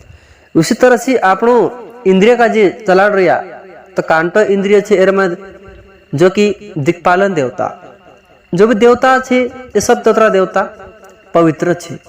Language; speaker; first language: Hindi; non-native, local second language; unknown